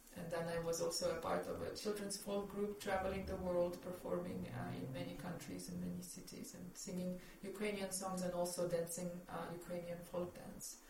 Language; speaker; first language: English; non-native, fluent; Ukrainian